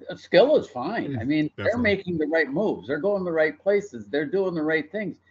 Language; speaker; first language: English; native; English